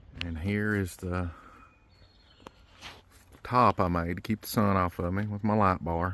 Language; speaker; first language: English; native; English